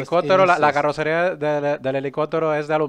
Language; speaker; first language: Spanish; native; Spanish